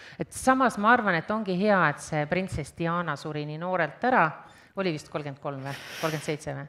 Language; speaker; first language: Estonian; native; Estonian